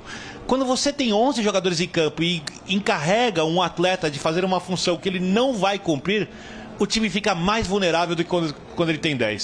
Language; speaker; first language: Portuguese; native; Portuguese